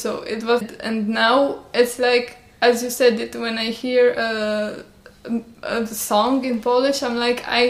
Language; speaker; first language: English; non-native, fluent; Romanian